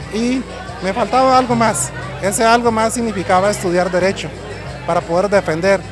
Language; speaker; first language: Spanish; non-native, local second language; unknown